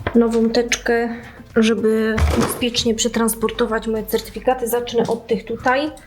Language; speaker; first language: Polish; native; Polish